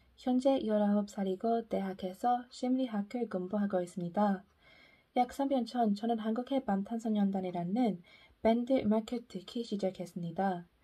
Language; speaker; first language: Korean; non-native, learner; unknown